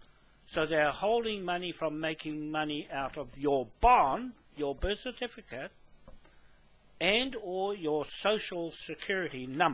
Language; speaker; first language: English; native; English